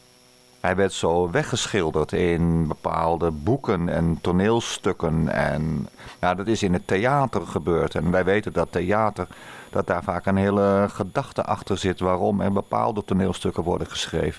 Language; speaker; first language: Dutch; native; Dutch